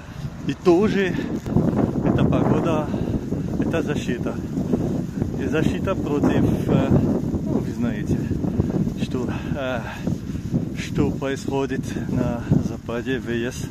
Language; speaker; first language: Russian; non-native, learner; French